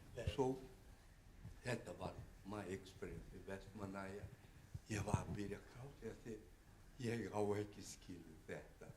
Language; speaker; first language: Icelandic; non-native, learner; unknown